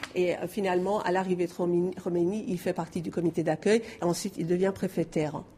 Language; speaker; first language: French; non-native, fluent; Persian